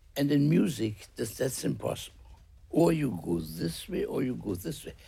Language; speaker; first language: English; non-native, fluent; German